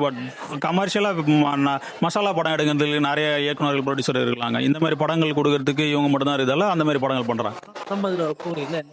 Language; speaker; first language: Tamil; native; Tamil